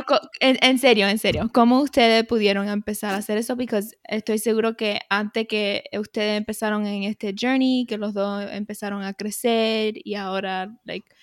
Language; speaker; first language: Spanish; early bilingual, heritage; Spanish